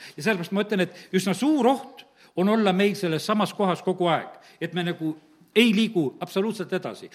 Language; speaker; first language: Estonian; native; Estonian